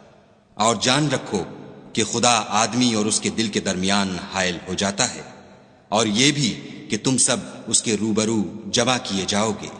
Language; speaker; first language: Urdu; native; Urdu